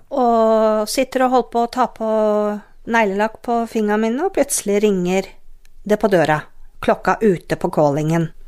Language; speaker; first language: Norwegian; native; Norwegian